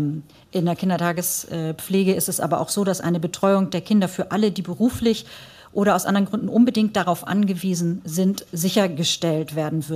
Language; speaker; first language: German; native; German